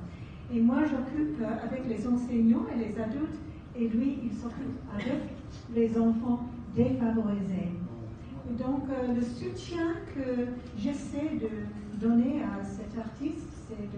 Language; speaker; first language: French; non-native, fluent; English